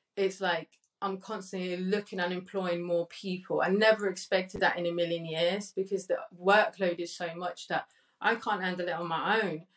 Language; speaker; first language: English; early bilingual, other home language; Spanish